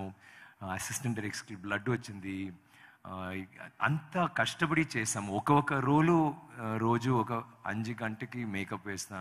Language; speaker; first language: Telugu; non-native, learner; Tamil